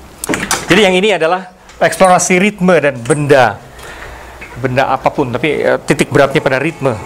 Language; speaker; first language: Indonesian; native; Indonesian